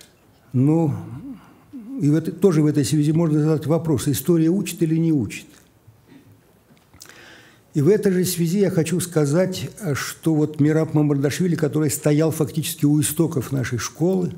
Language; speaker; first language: Russian; native; Russian